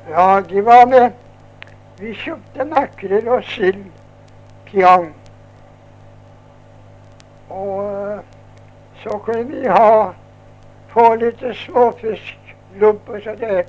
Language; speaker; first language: Swedish; native; Swedish